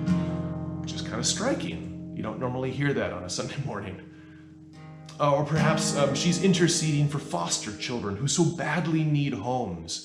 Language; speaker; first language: English; native; English